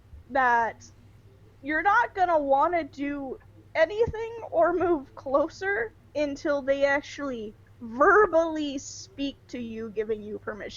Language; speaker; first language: English; native; English